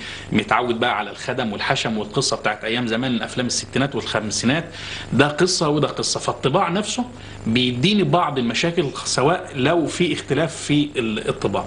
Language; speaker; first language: Arabic; native; Arabic